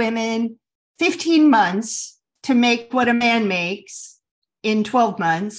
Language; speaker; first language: English; native; English